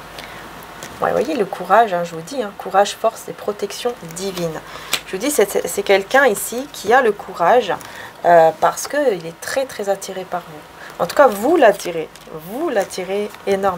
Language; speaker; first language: French; native; French